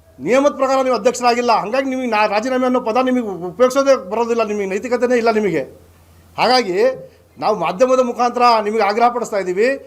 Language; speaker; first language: Kannada; non-native, local second language; Lambadi